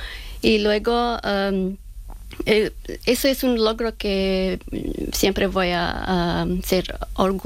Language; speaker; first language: Spanish; non-native, learner; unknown